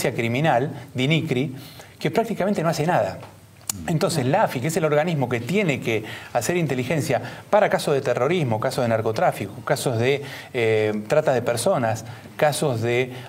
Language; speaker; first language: Spanish; native; Spanish